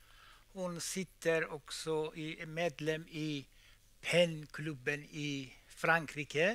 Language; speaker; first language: Swedish; non-native, fluent; Persian